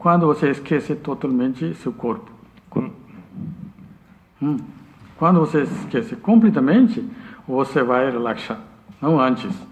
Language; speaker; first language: Portuguese; non-native, learner; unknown